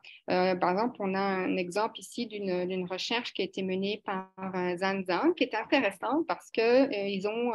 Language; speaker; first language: French; native; French